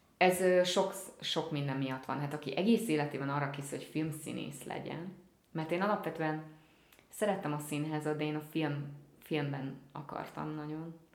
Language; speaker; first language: Hungarian; native; Hungarian